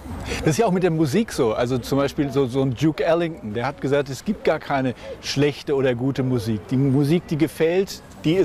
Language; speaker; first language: German; native; German